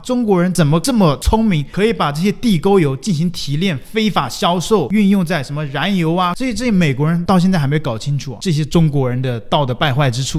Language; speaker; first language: Chinese; native; Chinese